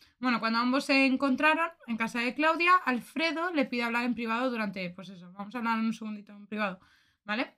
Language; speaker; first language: Spanish; native; Spanish